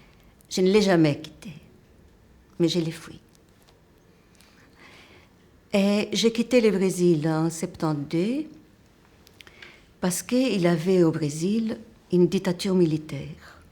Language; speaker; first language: French; non-native, fluent; Portuguese